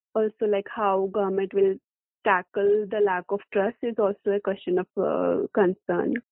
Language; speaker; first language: English; non-native, local second language; Kashmiri